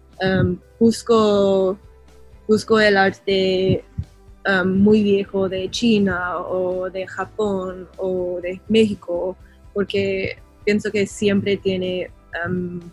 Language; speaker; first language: Spanish; non-native, learner; English